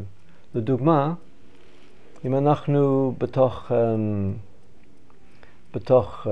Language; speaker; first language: Hebrew; non-native, learner; English